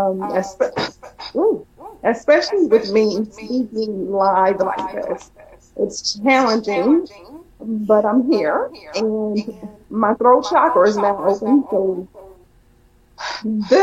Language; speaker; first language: English; native; English